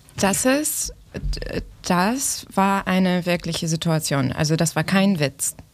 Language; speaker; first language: German; non-native, fluent; Ukrainian